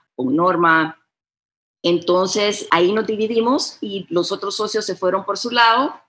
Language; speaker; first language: Spanish; early bilingual, heritage; Spanish